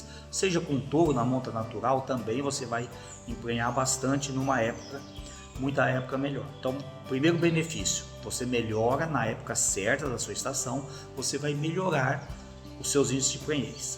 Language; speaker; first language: Portuguese; native; Portuguese